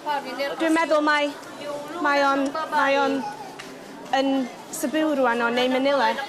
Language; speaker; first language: Welsh; non-native, local second language; English